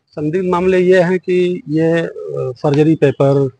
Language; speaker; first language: Hindi; native; Hindi